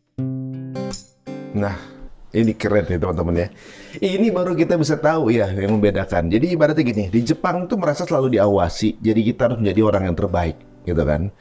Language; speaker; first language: Indonesian; native; Indonesian